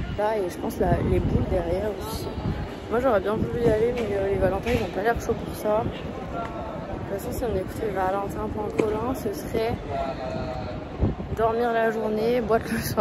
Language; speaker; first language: French; native; French